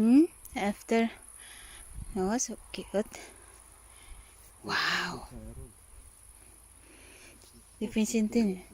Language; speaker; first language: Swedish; non-native, learner; Filipino